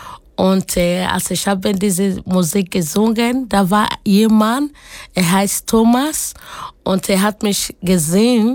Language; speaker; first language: German; non-native, learner; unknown